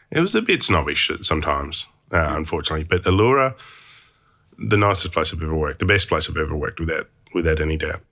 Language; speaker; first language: English; native; English